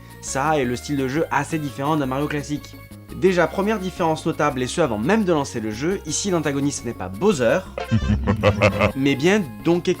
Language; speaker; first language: French; native; French